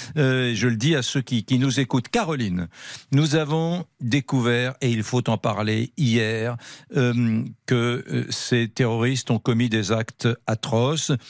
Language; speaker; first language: French; native; French